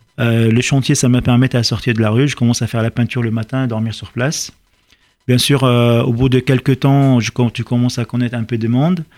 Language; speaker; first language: French; non-native, fluent; Arabic